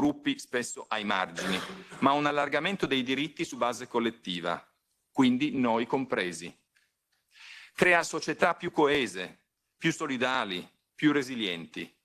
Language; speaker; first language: Italian; native; Italian